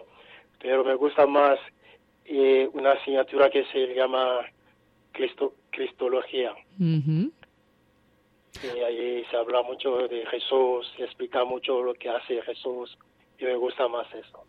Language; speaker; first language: Spanish; non-native, fluent; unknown